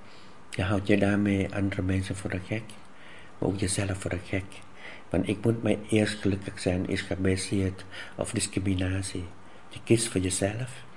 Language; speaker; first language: Dutch; non-native, fluent; Vietnamese